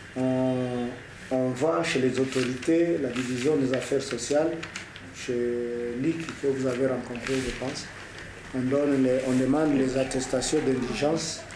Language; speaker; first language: French; non-native, local second language; Swahili